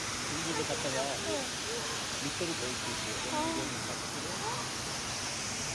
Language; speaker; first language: Korean; native; Korean